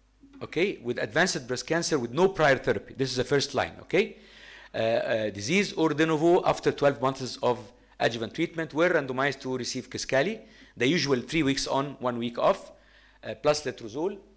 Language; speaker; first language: English; non-native, fluent; Arabic